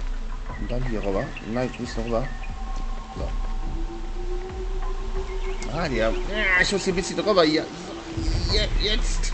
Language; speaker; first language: German; native; German